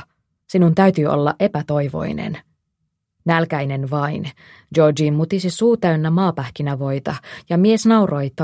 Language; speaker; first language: Finnish; native; Finnish